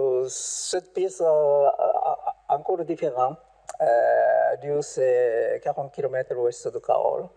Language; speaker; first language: French; non-native, learner; Japanese